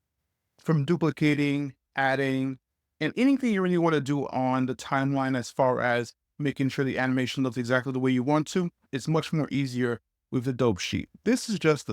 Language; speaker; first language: English; native; English